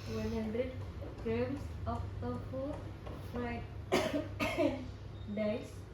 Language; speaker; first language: English; non-native, learner; Indonesian